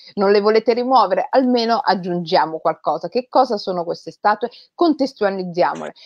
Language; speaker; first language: Italian; native; Italian